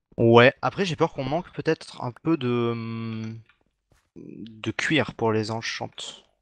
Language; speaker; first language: French; native; French